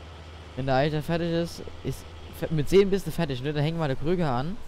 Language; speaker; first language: German; native; German